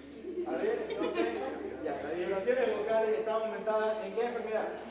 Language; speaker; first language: Spanish; native; Spanish